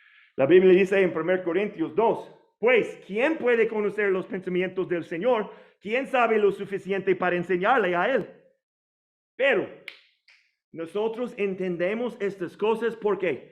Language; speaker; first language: Spanish; non-native, fluent; English